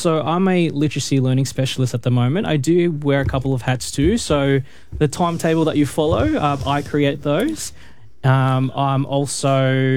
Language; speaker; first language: English; native; English